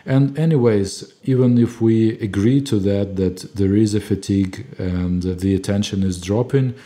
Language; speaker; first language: English; non-native, fluent; Ukrainian